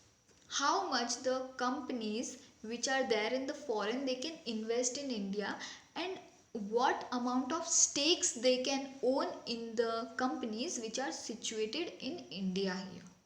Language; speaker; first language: English; non-native, local second language; Hindi